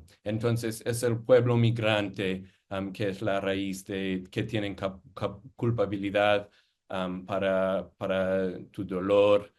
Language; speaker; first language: Spanish; non-native, fluent; English